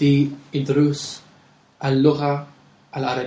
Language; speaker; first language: Arabic; non-native, learner; English